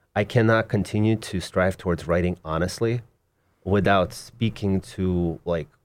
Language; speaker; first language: English; early bilingual, other home language; Russian